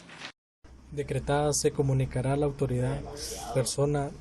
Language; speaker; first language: Spanish; native; Spanish